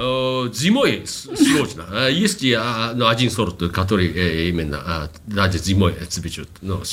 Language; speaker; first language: Russian; non-native, fluent; Japanese